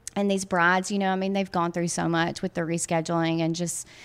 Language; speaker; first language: English; native; English